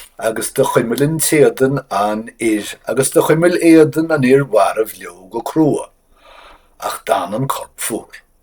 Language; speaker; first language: Irish; native; Irish